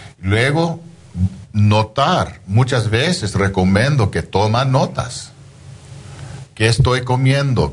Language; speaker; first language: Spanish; non-native, fluent; English